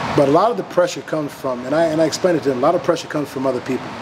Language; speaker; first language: English; native; English